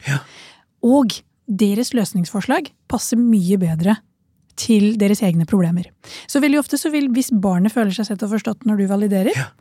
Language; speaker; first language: Norwegian; early bilingual, other home language; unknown